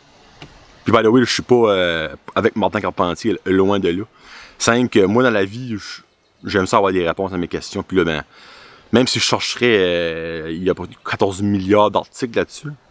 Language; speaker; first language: French; native; French